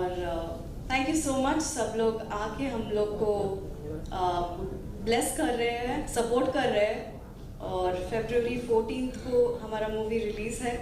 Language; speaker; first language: Hindi; non-native, local second language; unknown